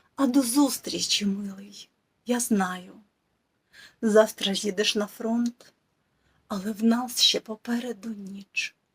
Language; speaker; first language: Ukrainian; non-native, local second language; Russian